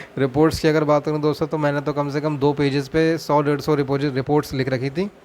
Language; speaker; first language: Hindi; native; Hindi